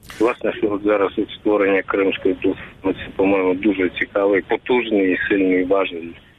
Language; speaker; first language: Ukrainian; early bilingual, heritage; Ukrainian